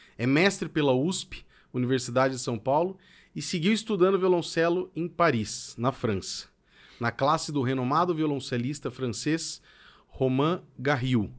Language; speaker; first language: Portuguese; native; Portuguese